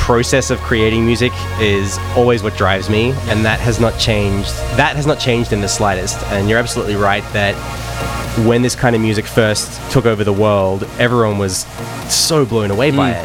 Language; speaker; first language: English; native; English